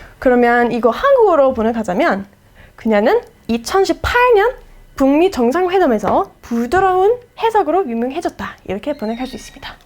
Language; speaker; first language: Korean; non-native, fluent; English